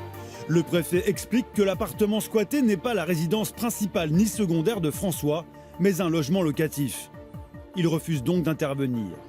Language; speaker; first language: French; native; French